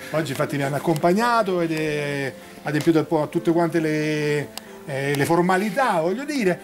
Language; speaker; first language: Italian; native; Italian